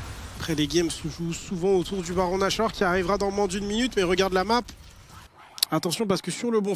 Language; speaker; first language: French; native; French